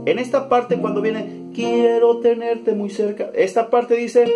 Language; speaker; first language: Spanish; native; Spanish